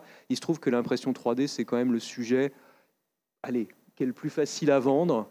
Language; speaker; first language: French; native; French